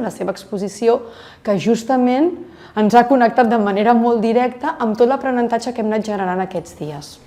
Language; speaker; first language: Catalan; native; Catalan